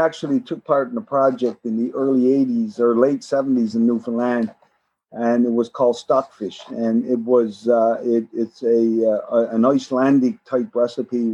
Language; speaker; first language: English; native; English